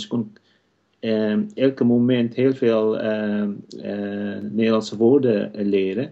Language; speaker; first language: Dutch; non-native, fluent; Kurdish